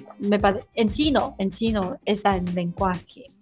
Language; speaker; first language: Spanish; non-native, learner; Chinese